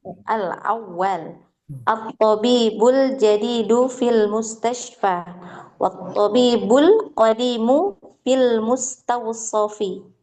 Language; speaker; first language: Arabic; non-native, learner; Indonesian